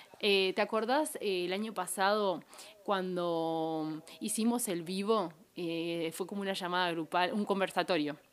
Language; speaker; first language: Spanish; native; Spanish